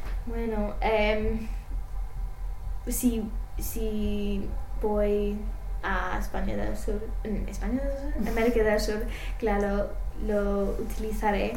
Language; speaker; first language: Spanish; non-native, learner; English